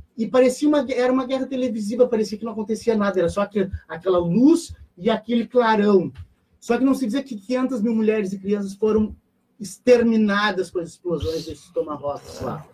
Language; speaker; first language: Portuguese; native; Portuguese